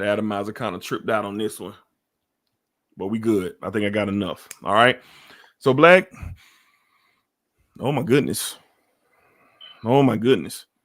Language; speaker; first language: English; native; English